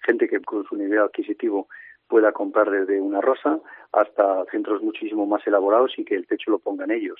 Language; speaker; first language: Spanish; native; Spanish